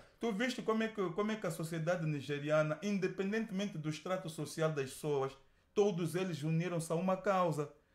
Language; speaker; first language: Portuguese; native; Portuguese